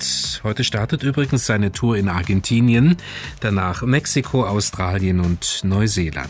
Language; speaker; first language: German; native; German